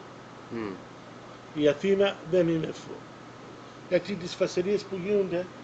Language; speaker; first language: Greek; early bilingual, other home language; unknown